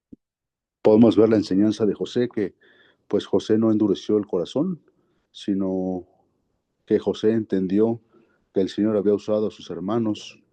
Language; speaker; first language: Spanish; native; Spanish